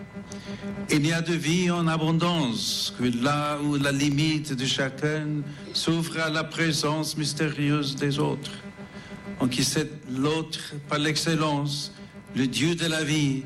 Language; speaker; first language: French; non-native, fluent; English